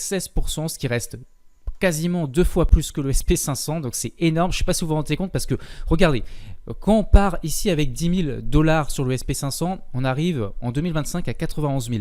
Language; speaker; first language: French; native; French